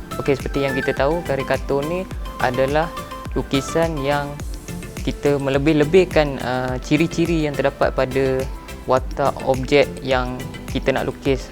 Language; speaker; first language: Malay; native; Malay